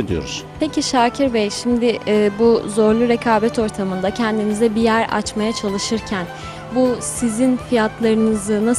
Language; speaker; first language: Turkish; native; Turkish